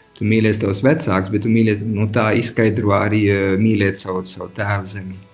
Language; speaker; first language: Latvian; early bilingual, heritage; Latvian